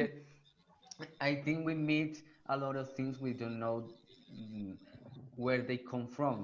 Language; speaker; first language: English; non-native, learner; Spanish